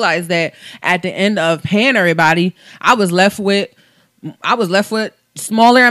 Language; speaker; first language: English; native; English